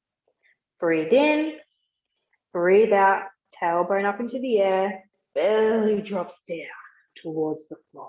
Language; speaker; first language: English; native; English